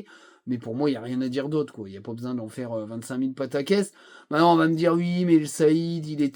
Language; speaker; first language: French; native; French